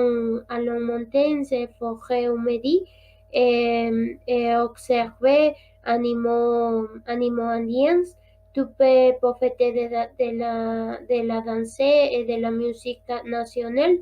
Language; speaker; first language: French; non-native, learner; Spanish